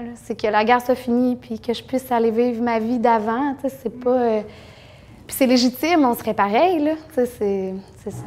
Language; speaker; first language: French; native; French